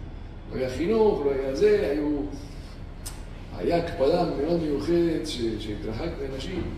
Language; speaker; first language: Hebrew; non-native, fluent; Spanish